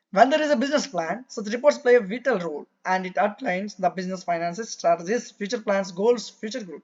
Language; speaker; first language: English; non-native, local second language; Telugu